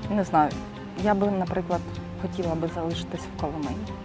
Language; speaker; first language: Ukrainian; native; Ukrainian